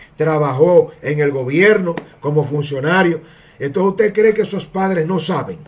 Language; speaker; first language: Spanish; native; Spanish